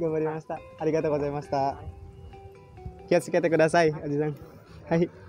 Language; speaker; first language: Japanese; non-native, learner; Indonesian